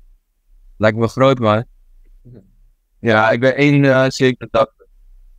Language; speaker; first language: Dutch; non-native, learner; Indonesian